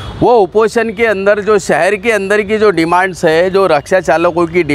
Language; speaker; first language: Hindi; non-native, local second language; Marathi